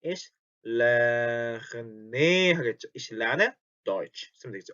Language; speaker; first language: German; non-native, fluent; Korean